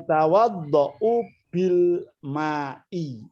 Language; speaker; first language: Arabic; non-native, fluent; Indonesian